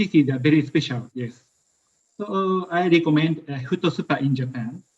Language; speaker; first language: English; non-native, learner; Japanese